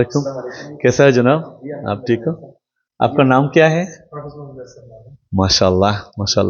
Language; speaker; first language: Hindi; non-native, learner; Bangla